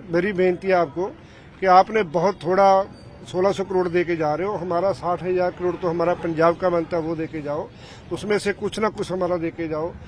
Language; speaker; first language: Hindi; non-native, local second language; Punjabi